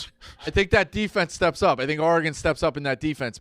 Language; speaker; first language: English; native; English